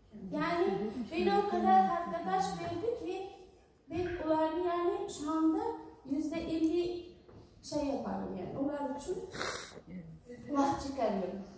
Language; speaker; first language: Turkish; non-native, learner; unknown